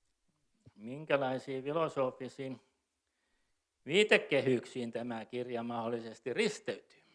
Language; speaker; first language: Finnish; native; Finnish